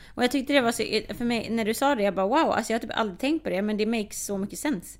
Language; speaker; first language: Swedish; early bilingual, other home language; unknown